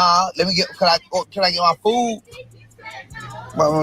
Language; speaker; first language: English; native; English